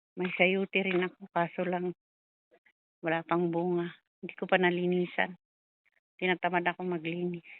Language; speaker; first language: Filipino; non-native, local second language; Iloko